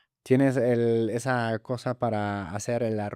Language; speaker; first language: Spanish; non-native, fluent; German